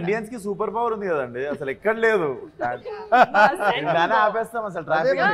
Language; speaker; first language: Telugu; native; Telugu